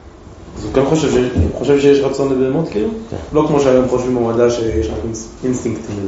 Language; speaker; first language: Hebrew; native; Hebrew